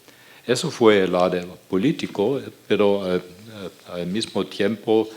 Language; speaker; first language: Spanish; non-native, fluent; German